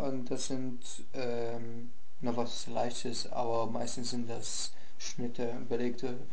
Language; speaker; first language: German; non-native, fluent; Polish